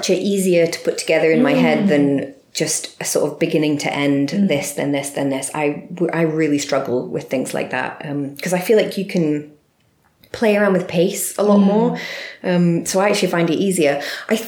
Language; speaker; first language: English; native; English